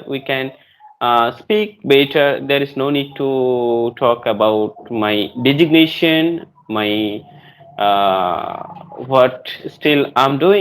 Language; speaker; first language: English; non-native, learner; Bangla